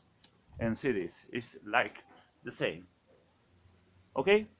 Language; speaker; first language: English; non-native, learner; Spanish